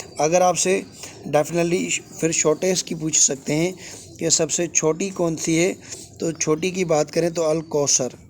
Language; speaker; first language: Urdu; non-native, local second language; Sindhi